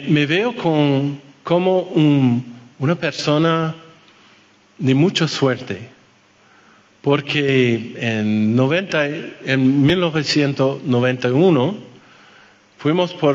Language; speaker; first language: Spanish; non-native, fluent; French